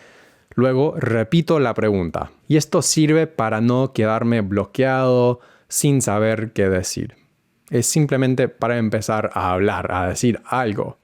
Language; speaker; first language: Spanish; non-native, fluent; English